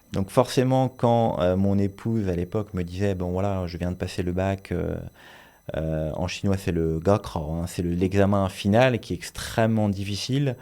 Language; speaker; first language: French; native; French